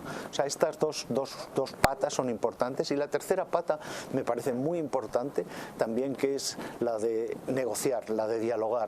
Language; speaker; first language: Spanish; native; Spanish